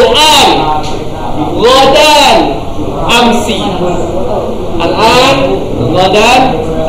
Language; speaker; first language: Arabic; non-native, fluent; Indonesian